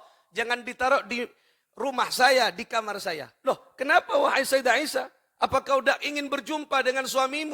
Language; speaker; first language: Indonesian; non-native, local second language; Madurese